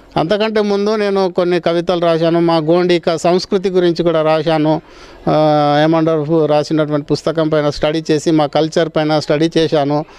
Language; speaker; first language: Telugu; non-native, local second language; Gondi